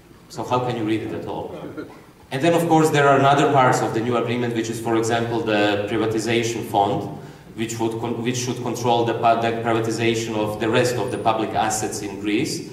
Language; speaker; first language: English; non-native, fluent; Croatian